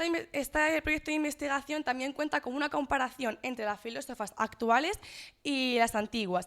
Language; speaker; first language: Spanish; native; Spanish